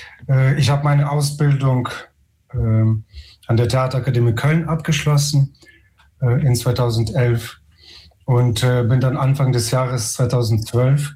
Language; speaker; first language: German; non-native, fluent; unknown